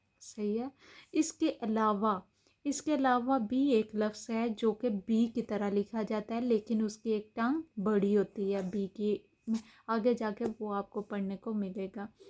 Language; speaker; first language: Urdu; native; Urdu